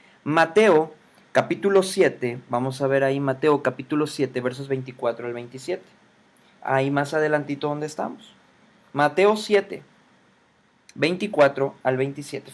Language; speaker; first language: Spanish; native; Spanish